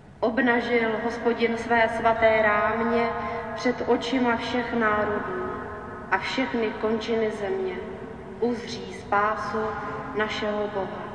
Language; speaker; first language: Czech; native; Czech